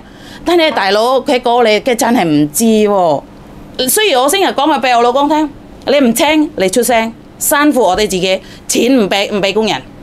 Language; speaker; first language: Cantonese; non-native, fluent; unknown